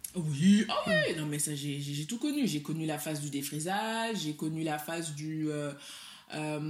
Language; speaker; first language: French; non-native, local second language; Soninke